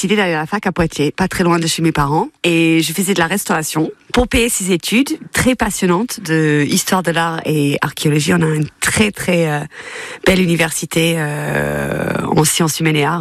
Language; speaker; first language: French; non-native, fluent; English